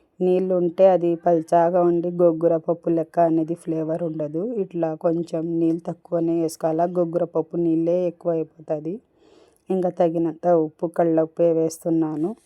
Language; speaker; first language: Telugu; non-native, local second language; Urdu